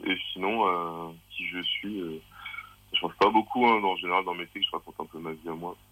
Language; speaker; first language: French; native; French